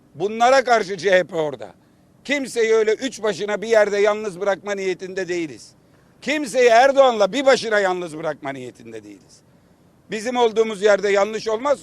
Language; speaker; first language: Turkish; native; Turkish